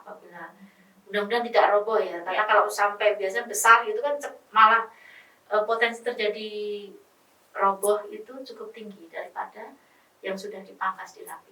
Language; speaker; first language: Indonesian; native; Indonesian